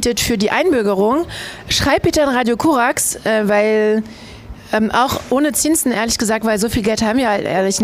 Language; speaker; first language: German; non-native, fluent; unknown